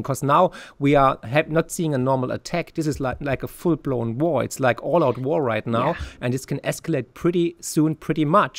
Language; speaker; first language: English; non-native, fluent; German